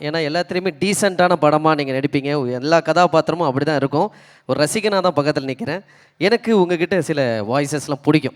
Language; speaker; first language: Tamil; native; Tamil